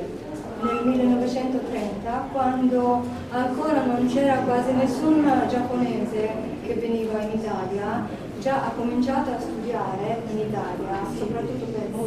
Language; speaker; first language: Italian; non-native, learner; Japanese